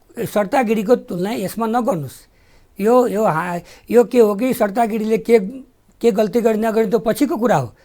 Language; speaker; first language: Nepali; non-native, local second language; Bhojpuri